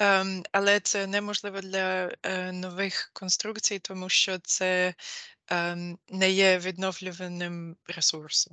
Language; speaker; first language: Ukrainian; non-native, fluent; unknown